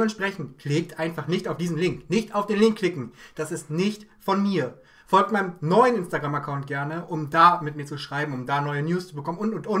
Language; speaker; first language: German; native; German